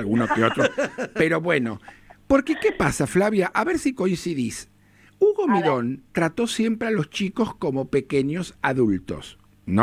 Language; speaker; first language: Spanish; native; Spanish